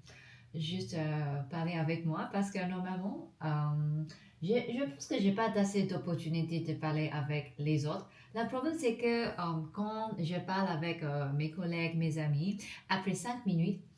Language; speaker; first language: French; non-native, learner; English